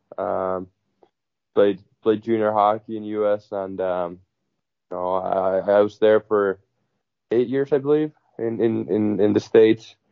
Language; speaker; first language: English; non-native, fluent; Finnish